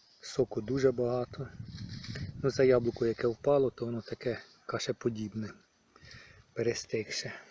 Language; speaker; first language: Ukrainian; native; Ukrainian